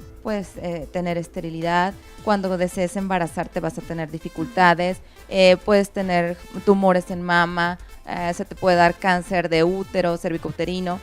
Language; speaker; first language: Spanish; native; Spanish